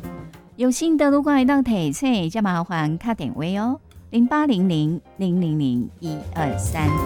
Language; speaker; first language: Chinese; native; Chinese